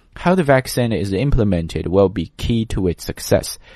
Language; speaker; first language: English; non-native, fluent; Chinese